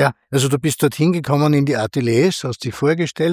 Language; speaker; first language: German; native; German